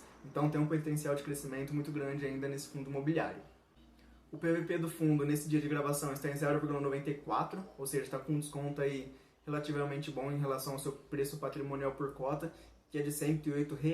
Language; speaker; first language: Portuguese; native; Portuguese